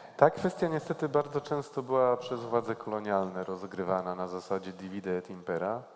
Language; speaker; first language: Polish; native; Polish